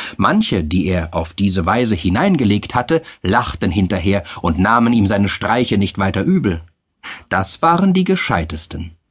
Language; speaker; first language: German; native; German